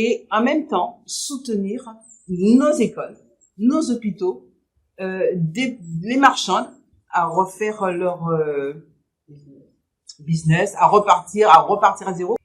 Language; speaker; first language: French; native; French